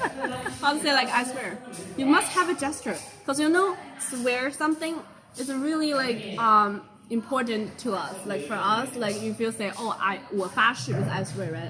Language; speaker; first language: English; non-native, fluent; Chinese